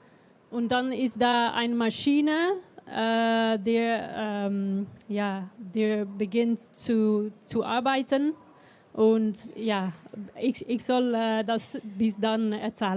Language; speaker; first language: German; non-native, learner; Dutch